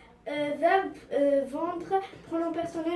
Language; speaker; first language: French; non-native, learner; Arabic